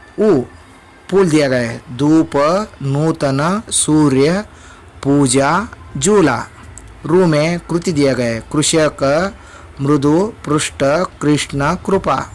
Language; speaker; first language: Hindi; non-native, local second language; Kannada